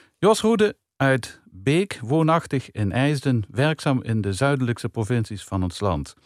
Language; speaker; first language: Dutch; native; Dutch